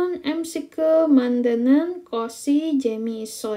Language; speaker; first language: Korean; non-native, fluent; Indonesian